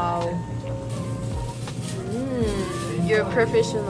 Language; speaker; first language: English; non-native, learner; French